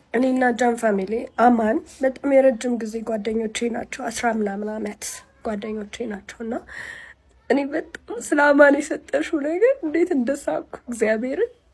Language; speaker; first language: Amharic; native; Amharic